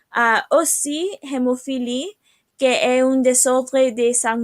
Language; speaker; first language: French; non-native, learner; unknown